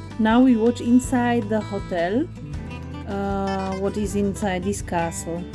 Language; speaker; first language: English; non-native, learner; Slovak